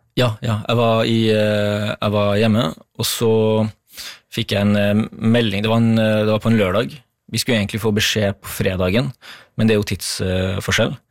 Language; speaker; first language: Norwegian; early bilingual, other home language; Kurdish